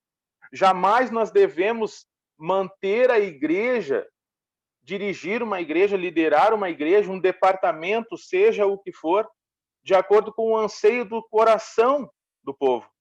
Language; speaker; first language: Portuguese; native; Portuguese